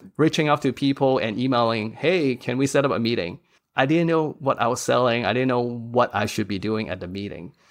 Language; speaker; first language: English; non-native, local second language; Cantonese